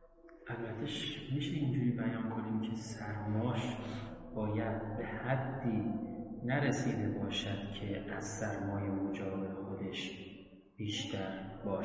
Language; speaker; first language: Persian; native; Persian